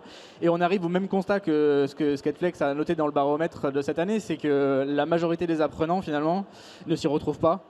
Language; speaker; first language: French; native; French